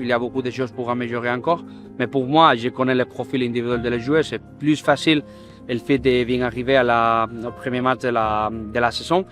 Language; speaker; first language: French; non-native, fluent; Spanish